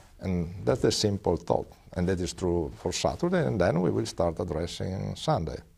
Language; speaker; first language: English; non-native, fluent; Italian